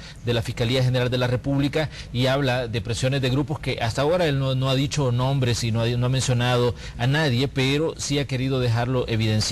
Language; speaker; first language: Spanish; native; Spanish